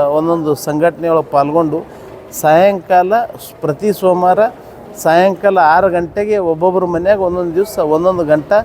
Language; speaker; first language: Kannada; native; Kannada